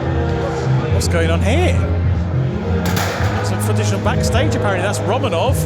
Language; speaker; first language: English; native; English